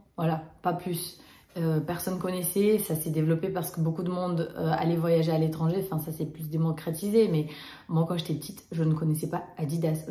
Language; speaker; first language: French; early bilingual, other home language; Romanian